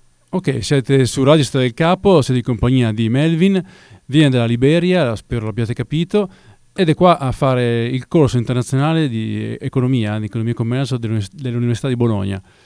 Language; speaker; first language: Italian; native; Italian